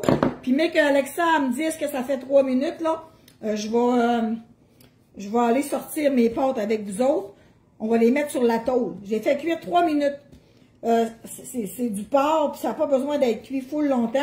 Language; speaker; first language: French; native; French